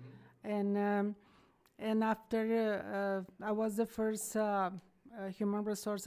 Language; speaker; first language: English; non-native, learner; Spanish